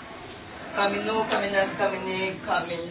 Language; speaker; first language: Spanish; non-native, learner; English